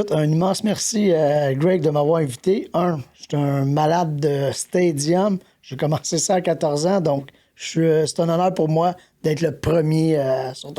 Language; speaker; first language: French; native; French